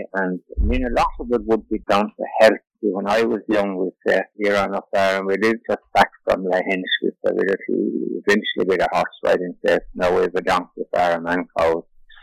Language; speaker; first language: English; native; English